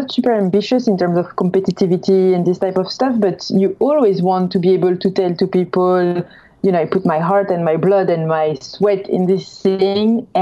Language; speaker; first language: English; non-native, fluent; French